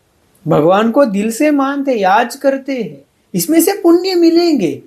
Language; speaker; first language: Hindi; non-native, fluent; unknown